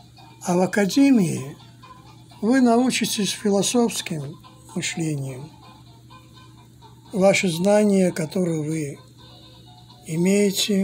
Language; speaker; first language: Russian; non-native, fluent; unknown